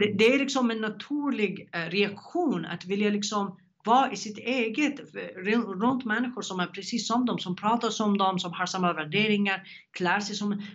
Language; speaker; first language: Swedish; non-native, fluent; Arabic